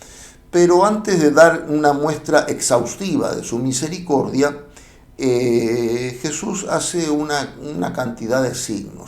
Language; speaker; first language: Spanish; native; Spanish